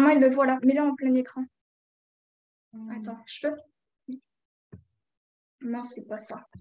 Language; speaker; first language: French; native; French